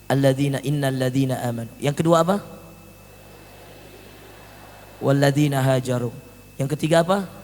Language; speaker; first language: Indonesian; native; Indonesian